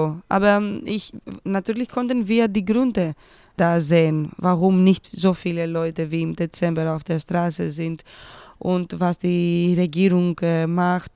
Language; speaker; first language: German; non-native, fluent; Greek